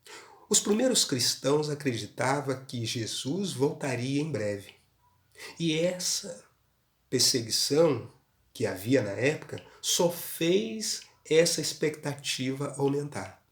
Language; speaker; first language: Portuguese; native; Portuguese